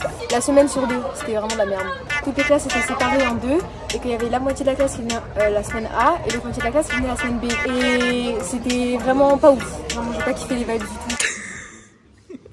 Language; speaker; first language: French; native; French